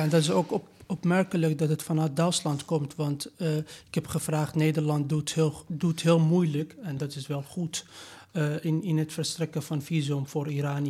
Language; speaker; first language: Dutch; non-native, fluent; Persian